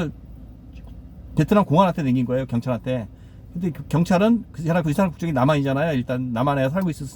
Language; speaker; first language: Korean; native; Korean